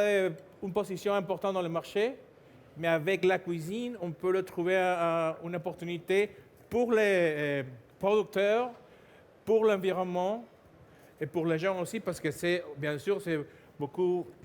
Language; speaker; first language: French; non-native, fluent; Spanish